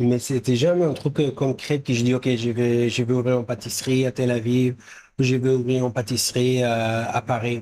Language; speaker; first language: French; non-native, fluent; Hebrew